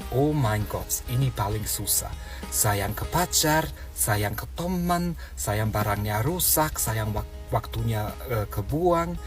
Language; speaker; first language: Indonesian; non-native, fluent; German